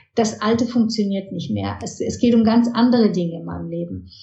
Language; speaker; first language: German; early bilingual, heritage; German